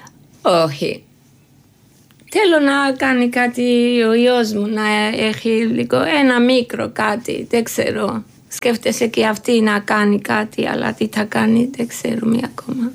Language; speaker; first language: Greek; non-native, fluent; Georgian